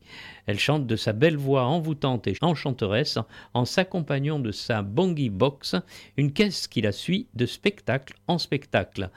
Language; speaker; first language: French; native; French